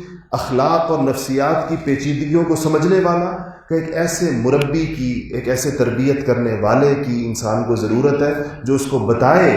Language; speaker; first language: Urdu; native; Urdu